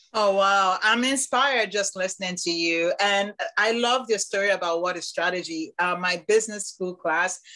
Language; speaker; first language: English; non-native, local second language; Igbo